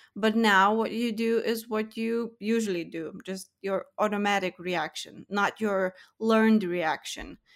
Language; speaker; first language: English; non-native, fluent; Lithuanian